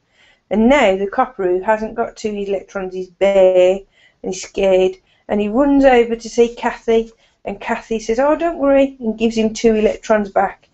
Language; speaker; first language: English; native; English